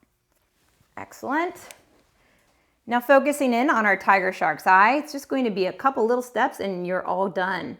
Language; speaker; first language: English; native; English